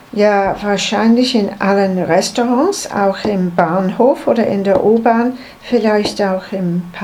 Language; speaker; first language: German; non-native, learner; English